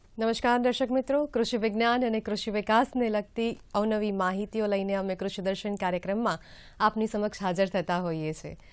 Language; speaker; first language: Gujarati; native; Gujarati